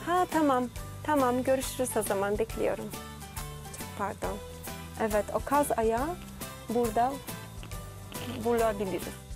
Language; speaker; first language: Turkish; non-native, fluent; Polish